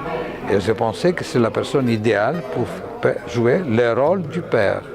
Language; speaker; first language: French; non-native, fluent; Greek